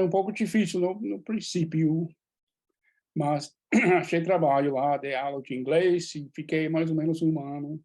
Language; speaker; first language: Portuguese; non-native, fluent; English